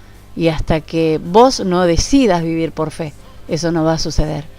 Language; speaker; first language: Spanish; native; Spanish